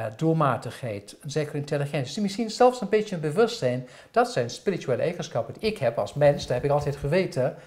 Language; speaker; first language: Dutch; non-native, fluent; English